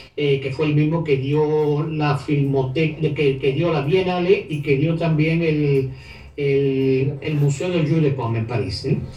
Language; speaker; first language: Spanish; native; Spanish